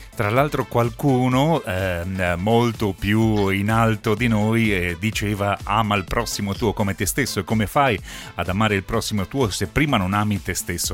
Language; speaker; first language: Italian; native; Italian